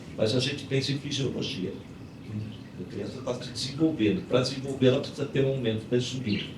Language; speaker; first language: Portuguese; native; Portuguese